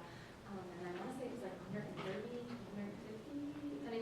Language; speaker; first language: English; native; English